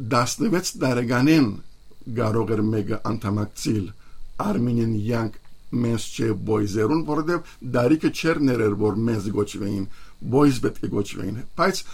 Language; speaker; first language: Armenian; native; Armenian